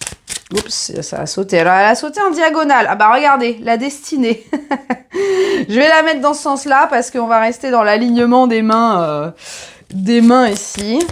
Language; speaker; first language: French; native; French